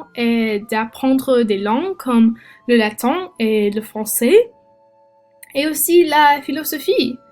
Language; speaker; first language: French; non-native, learner; English